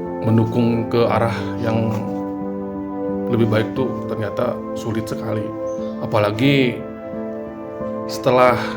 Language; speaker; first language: Indonesian; native; Indonesian